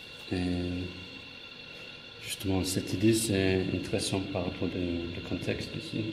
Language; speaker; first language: French; non-native, fluent; English